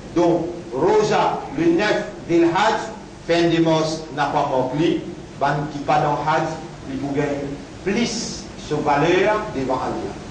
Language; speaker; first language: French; non-native, local second language; Morisyen